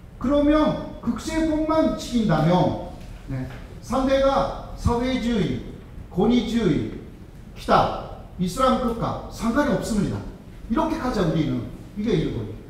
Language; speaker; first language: Korean; non-native, fluent; Japanese